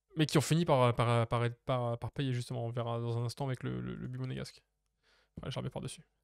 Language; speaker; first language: French; native; French